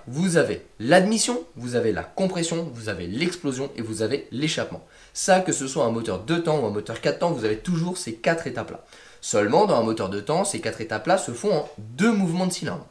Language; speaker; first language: French; native; French